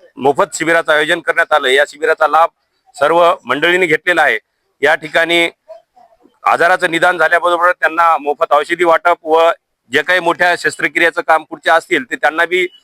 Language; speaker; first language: Marathi; native; Marathi